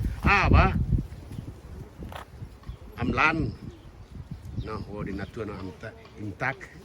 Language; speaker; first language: German; non-native, learner; Indonesian